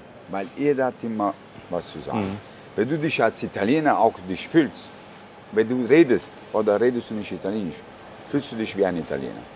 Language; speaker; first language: German; non-native, fluent; Italian